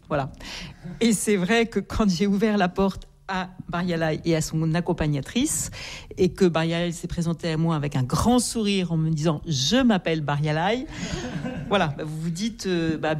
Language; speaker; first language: French; native; French